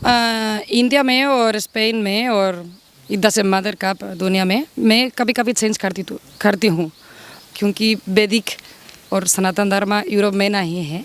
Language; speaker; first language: Hindi; non-native, learner; Spanish